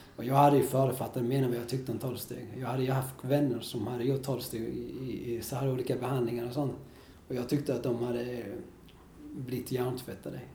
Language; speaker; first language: Swedish; early bilingual, other home language; Spanish